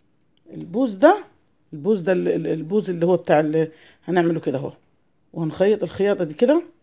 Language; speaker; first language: Arabic; native; Arabic